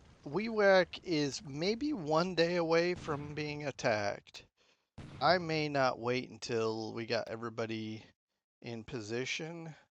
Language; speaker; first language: English; native; English